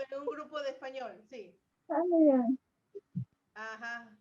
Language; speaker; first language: Spanish; native; Spanish